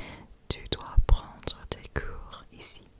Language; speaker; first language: French; non-native, learner; English